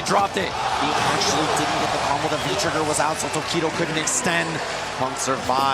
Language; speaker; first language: English; native; English